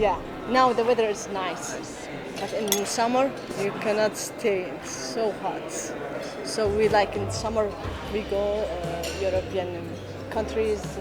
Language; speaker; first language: English; non-native, learner; Arabic